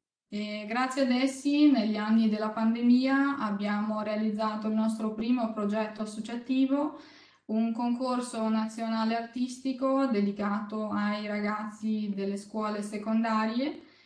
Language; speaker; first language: Italian; non-native, fluent; Ukrainian